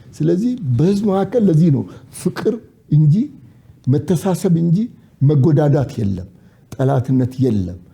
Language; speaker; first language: Amharic; non-native, local second language; Sidamo